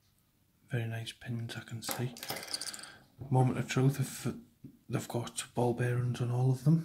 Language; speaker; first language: English; native; English